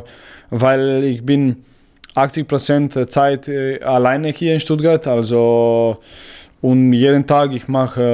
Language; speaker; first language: German; non-native, learner; Croatian